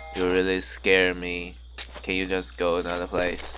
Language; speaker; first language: English; non-native, learner; Chinese